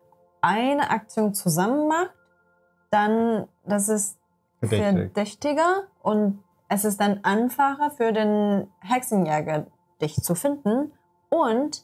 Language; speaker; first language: German; non-native, learner; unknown